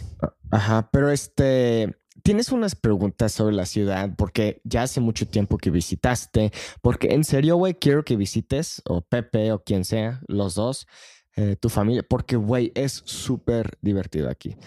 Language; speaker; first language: Spanish; non-native, fluent; English